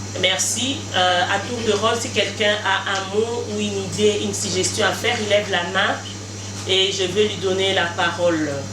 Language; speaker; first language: French; non-native, local second language; Lingala